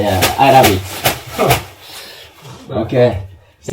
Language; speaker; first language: English; non-native, learner; Japanese